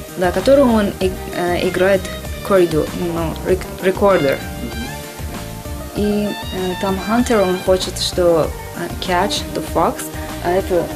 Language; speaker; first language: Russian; non-native, learner; Persian